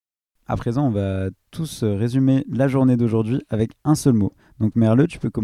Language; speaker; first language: French; native; French